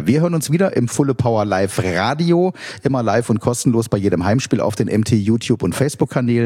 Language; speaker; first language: German; native; German